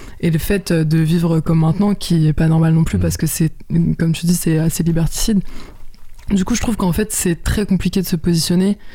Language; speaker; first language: French; native; French